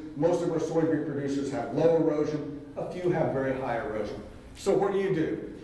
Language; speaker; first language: English; native; English